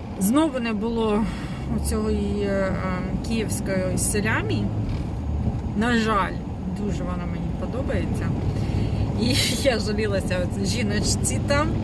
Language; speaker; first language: Ukrainian; non-native, local second language; Russian